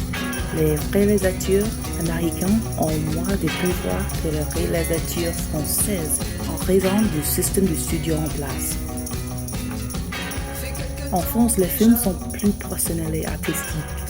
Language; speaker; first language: French; non-native, learner; English